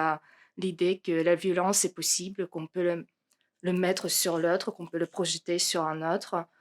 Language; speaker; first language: French; non-native, fluent; Russian